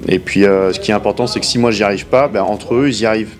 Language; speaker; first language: French; native; French